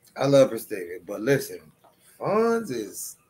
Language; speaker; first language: English; native; English